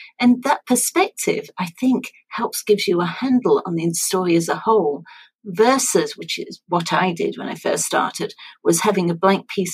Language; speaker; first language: English; native; English